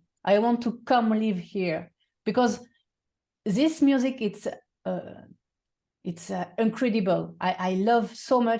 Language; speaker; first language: English; non-native, fluent; French